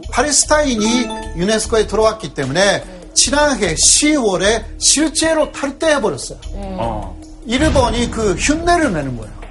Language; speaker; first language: Korean; non-native, fluent; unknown